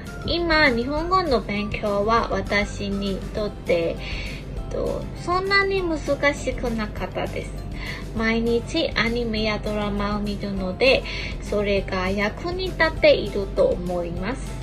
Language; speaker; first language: Japanese; non-native, learner; Burmese